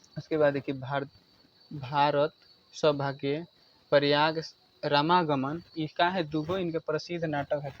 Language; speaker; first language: Hindi; native; Hindi